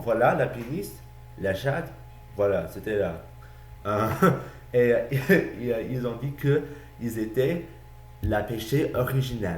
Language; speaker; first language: French; non-native, learner; English